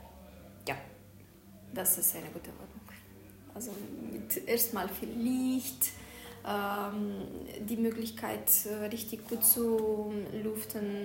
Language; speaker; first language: German; non-native, fluent; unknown